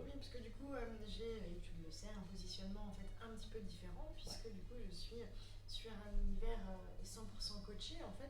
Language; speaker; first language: French; native; French